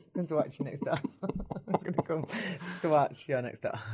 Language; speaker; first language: English; native; English